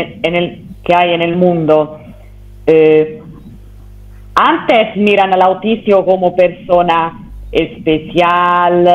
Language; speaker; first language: Spanish; non-native, learner; Italian